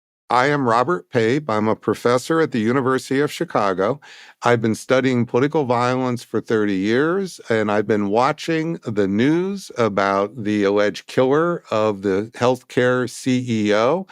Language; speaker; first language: English; native; English